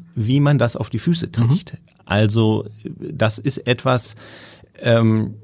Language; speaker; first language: German; native; German